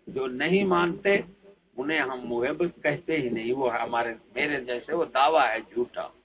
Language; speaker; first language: Urdu; non-native, local second language; Punjabi